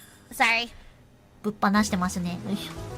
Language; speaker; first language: Japanese; native; Japanese